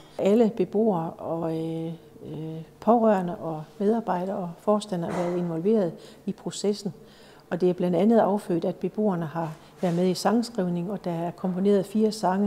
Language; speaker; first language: Danish; native; Danish